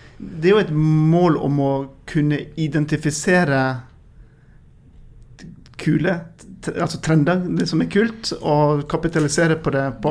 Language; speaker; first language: Norwegian; native; Norwegian